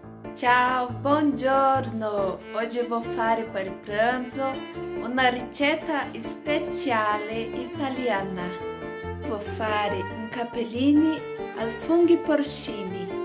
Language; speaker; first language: Italian; non-native, learner; Portuguese